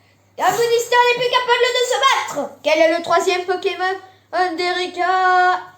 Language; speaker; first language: French; native; French